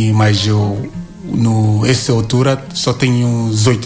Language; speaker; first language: Portuguese; non-native, learner; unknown